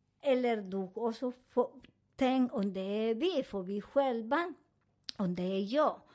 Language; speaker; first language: Swedish; non-native, fluent; Spanish